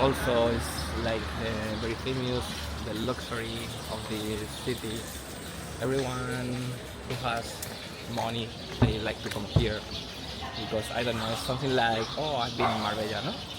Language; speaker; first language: English; non-native, fluent; Spanish